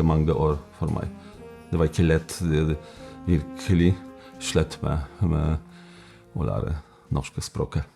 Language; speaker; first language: Norwegian; non-native, fluent; Polish